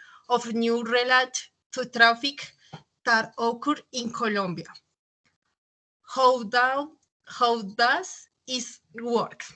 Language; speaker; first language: English; non-native, learner; Spanish